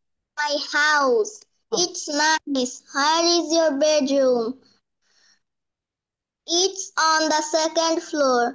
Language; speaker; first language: English; non-native, learner; Bangla